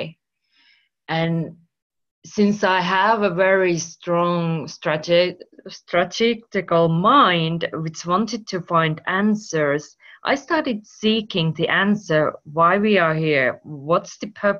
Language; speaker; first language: English; non-native, fluent; Finnish